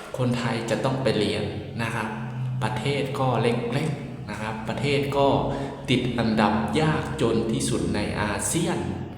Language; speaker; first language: Thai; native; Thai